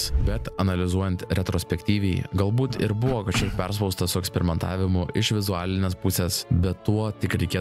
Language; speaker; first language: Lithuanian; native; Lithuanian